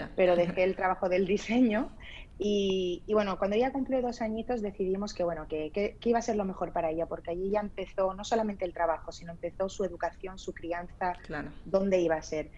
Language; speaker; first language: Spanish; early bilingual, other home language; Arabic